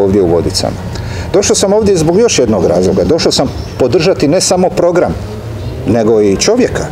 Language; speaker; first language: Serbian; native; Serbian